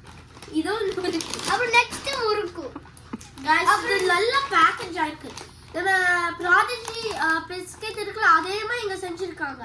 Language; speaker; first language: Tamil; early bilingual, heritage; Tamil